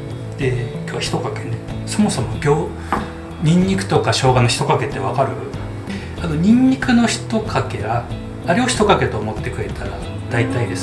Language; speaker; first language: Japanese; native; Japanese